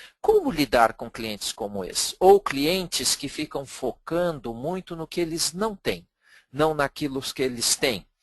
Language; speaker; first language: Portuguese; native; Portuguese